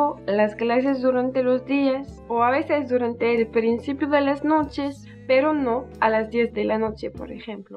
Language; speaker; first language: Spanish; non-native, learner; French